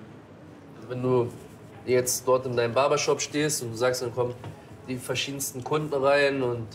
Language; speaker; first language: German; native; German